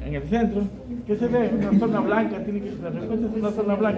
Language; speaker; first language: Spanish; native; Spanish